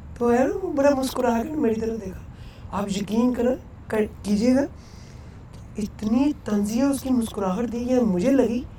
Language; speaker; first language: Urdu; non-native, local second language; Punjabi